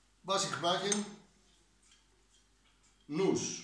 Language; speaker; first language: German; non-native, learner; Greek